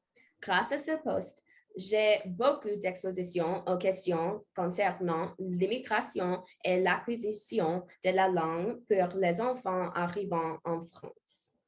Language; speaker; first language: French; non-native, learner; English